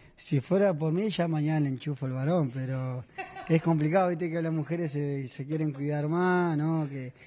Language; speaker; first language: Spanish; native; Spanish